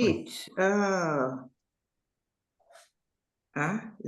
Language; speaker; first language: French; non-native, learner; English